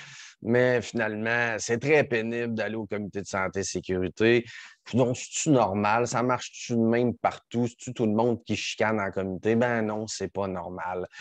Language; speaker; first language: French; native; French